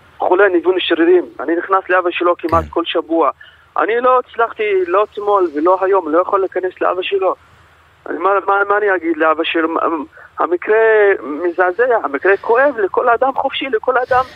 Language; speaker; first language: Hebrew; non-native, local second language; Arabic